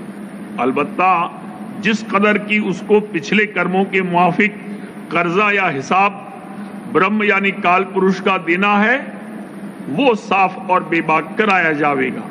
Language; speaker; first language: Hindi; native; Hindi